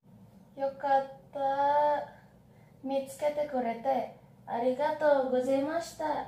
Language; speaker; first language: Japanese; non-native, learner; Indonesian